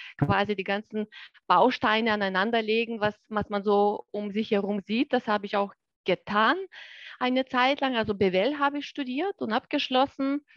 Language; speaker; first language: German; non-native, fluent; Lithuanian